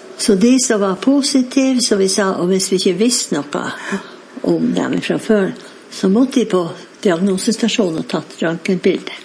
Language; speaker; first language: Norwegian; native; Norwegian